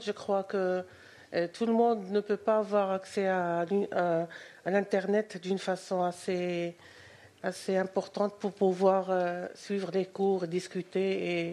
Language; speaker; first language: French; non-native, local second language; Arabic